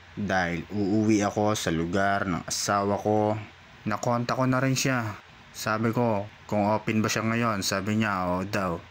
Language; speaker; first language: Filipino; non-native, local second language; Bikol